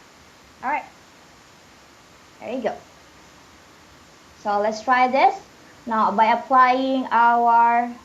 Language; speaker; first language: English; non-native, fluent; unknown